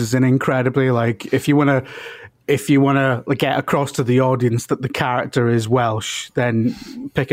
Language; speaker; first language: English; native; English